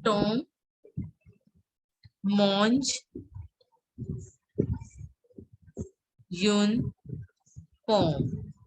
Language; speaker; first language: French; non-native, fluent; Hindi